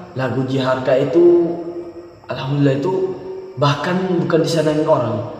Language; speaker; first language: Indonesian; native; Indonesian